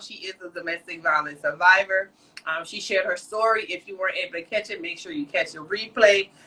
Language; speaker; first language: English; native; English